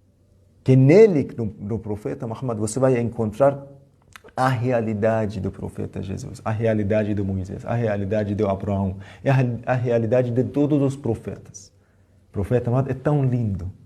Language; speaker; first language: Portuguese; non-native, fluent; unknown